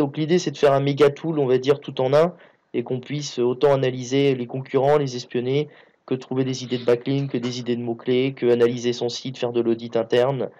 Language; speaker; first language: French; native; French